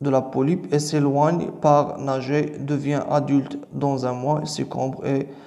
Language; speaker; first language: French; non-native, local second language; Arabic